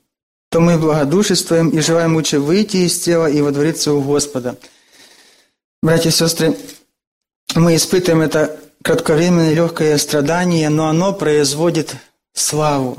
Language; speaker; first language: Russian; native; Russian